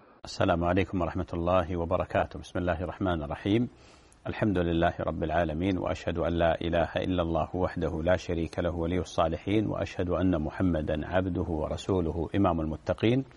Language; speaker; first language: Arabic; native; Arabic